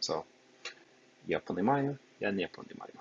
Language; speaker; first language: Russian; non-native, learner; English